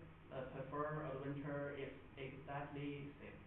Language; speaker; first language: English; non-native, learner; Chinese